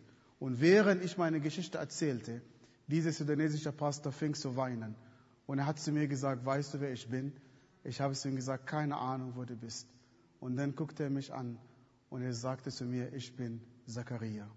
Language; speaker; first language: German; non-native, fluent; Arabic